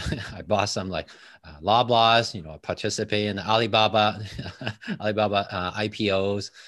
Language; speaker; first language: English; non-native, fluent; Chinese